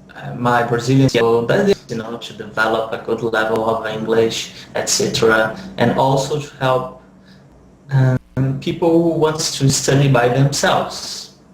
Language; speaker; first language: English; non-native, fluent; Portuguese